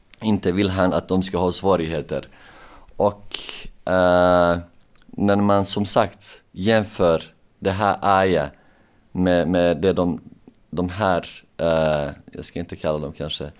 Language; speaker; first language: Swedish; non-native, local second language; Bosnian